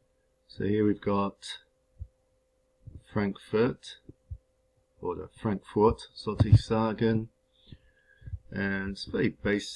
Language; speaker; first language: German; non-native, fluent; English